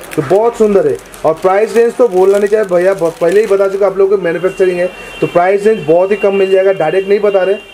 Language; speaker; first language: Hindi; non-native, local second language; Bangla